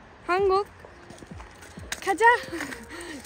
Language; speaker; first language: Korean; non-native, learner; Turkish